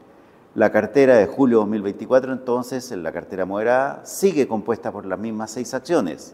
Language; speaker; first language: Spanish; native; Spanish